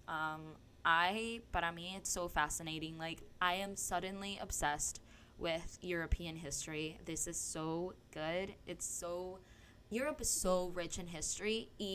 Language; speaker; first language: English; non-native, local second language; Spanish